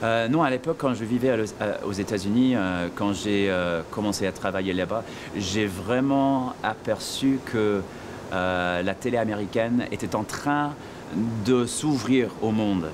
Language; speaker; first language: French; non-native, fluent; English